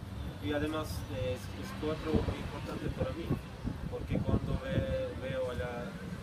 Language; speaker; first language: Spanish; non-native, learner; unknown